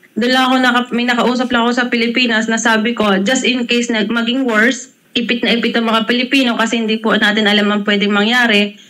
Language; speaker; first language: Filipino; native; Filipino